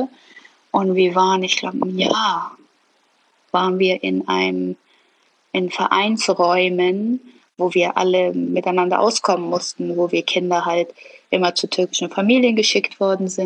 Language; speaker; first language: German; early bilingual, other home language; Persian